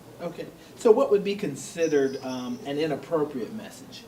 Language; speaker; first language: English; native; English